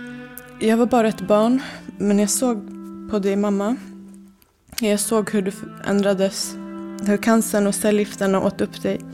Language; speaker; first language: Swedish; early bilingual, other home language; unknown